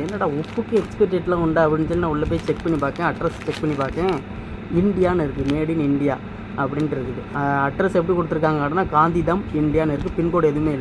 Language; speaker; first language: Tamil; native; Tamil